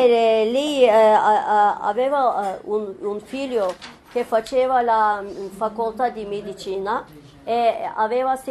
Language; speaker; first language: Italian; non-native, fluent; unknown